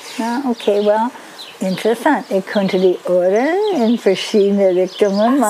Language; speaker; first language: German; non-native, learner; Dutch